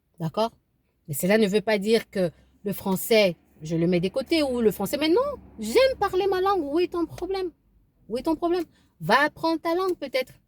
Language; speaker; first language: French; non-native, local second language; Lingala